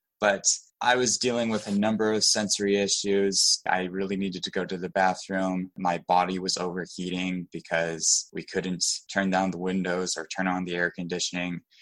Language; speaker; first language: English; native; English